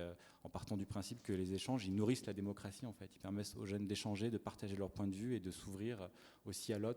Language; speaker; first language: French; native; French